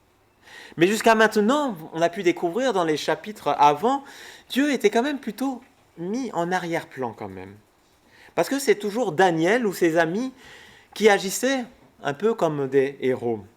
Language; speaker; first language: French; native; French